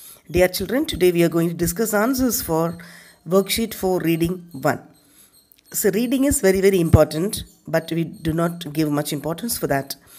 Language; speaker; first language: English; non-native, local second language; Tamil